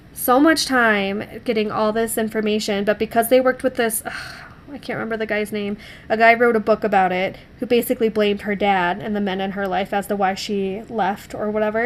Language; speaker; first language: English; native; English